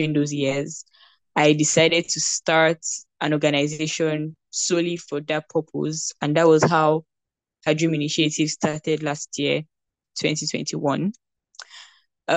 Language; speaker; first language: English; non-native, local second language; Yoruba